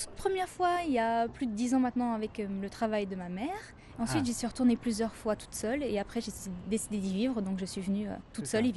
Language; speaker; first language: French; native; French